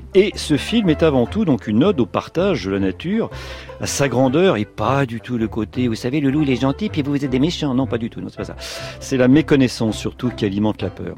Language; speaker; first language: French; native; French